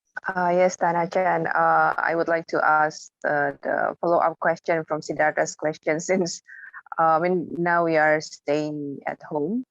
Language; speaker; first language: English; non-native, fluent; Thai